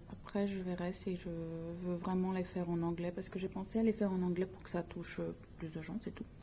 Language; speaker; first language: French; early bilingual, other home language; Spanish